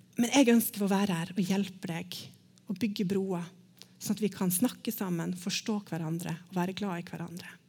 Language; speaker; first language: Norwegian; native; Norwegian